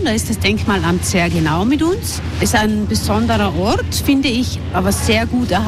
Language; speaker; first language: German; native; German